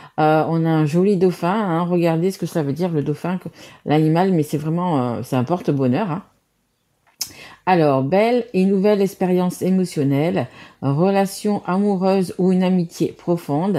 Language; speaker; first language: French; native; French